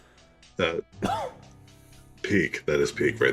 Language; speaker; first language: English; native; English